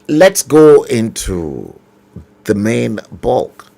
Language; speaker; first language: English; non-native, local second language; Yoruba